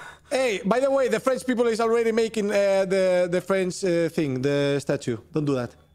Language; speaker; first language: English; non-native, fluent; Spanish